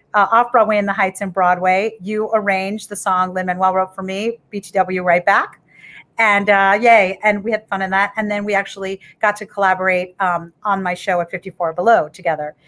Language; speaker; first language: English; native; English